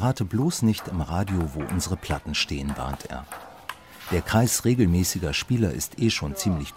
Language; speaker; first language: German; native; German